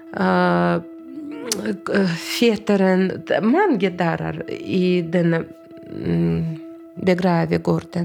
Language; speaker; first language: Norwegian; non-native, learner; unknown